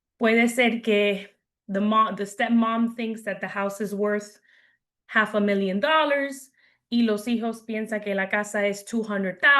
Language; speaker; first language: Spanish; early bilingual, heritage; English